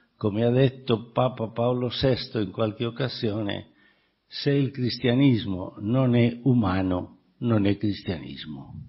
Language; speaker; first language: Italian; non-native, fluent; Spanish